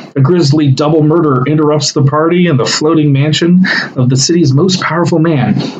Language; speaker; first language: English; native; English